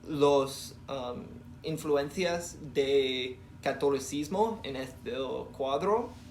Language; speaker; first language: Spanish; non-native, learner; English